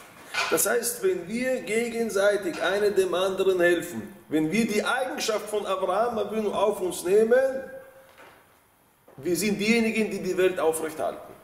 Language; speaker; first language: German; non-native, fluent; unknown